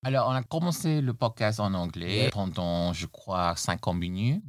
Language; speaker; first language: French; non-native, fluent; Chinese